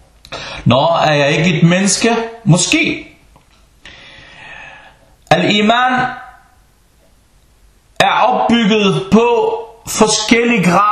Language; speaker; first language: Danish; non-native, fluent; Arabic